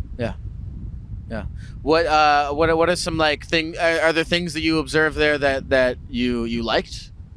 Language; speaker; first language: English; native; English